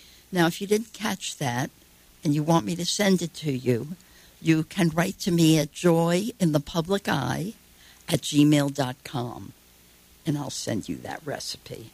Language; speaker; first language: English; native; English